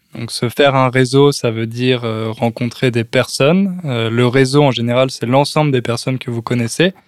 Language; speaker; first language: French; native; French